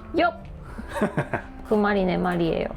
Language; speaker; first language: Korean; non-native, learner; Japanese